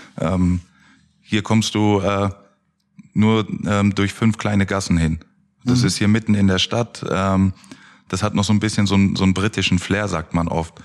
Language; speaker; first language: German; native; German